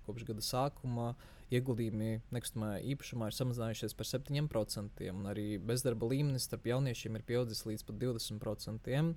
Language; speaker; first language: Latvian; native; Latvian